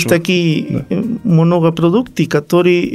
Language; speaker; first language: Russian; non-native, learner; Spanish